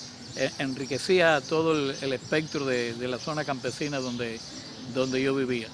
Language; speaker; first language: Spanish; native; Spanish